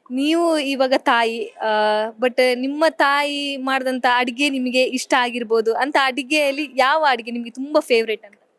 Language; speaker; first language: Kannada; native; Kannada